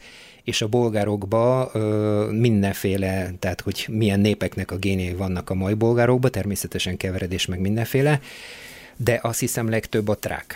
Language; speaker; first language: Hungarian; non-native, fluent; Bulgarian